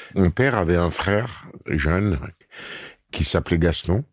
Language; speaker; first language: French; native; French